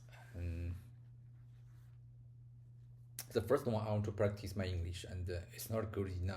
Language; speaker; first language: English; non-native, learner; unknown